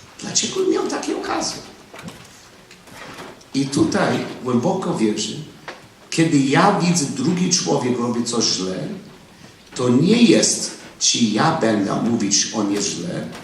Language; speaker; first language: Polish; non-native, learner; English